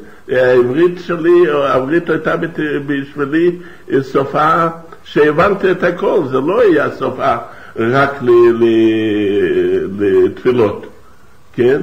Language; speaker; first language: Hebrew; non-native, fluent; Yiddish